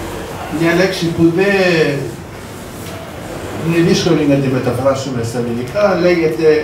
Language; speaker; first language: Greek; early bilingual, heritage; Greek